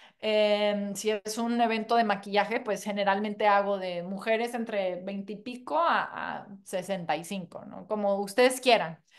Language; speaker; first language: Spanish; non-native, fluent; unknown